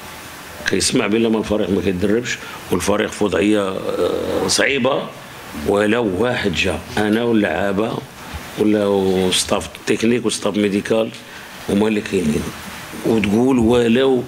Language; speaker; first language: Arabic; native; Arabic